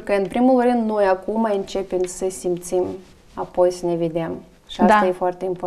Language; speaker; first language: Romanian; non-native, learner; Russian